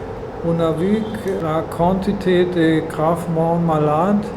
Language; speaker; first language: French; non-native, learner; German